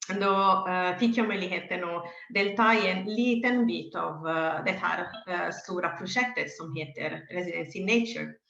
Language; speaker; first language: Swedish; non-native, fluent; Italian